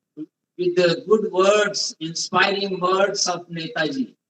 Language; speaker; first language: English; non-native, local second language; Hindi